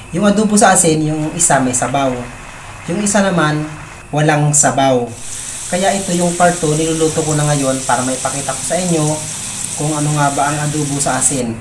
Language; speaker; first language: Filipino; non-native, local second language; Bikol